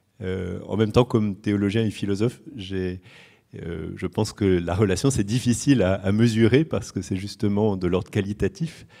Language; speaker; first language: French; native; French